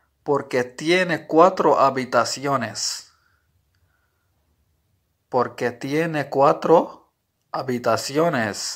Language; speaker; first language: Spanish; non-native, learner; Urdu